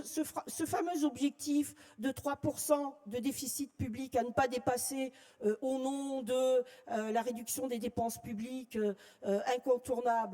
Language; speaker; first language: French; native; French